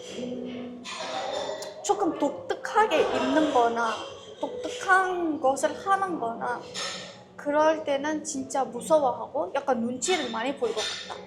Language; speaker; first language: Korean; non-native, fluent; Uzbek